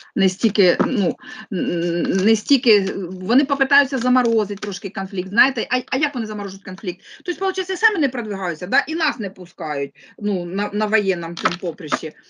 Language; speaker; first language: Ukrainian; non-native, local second language; Russian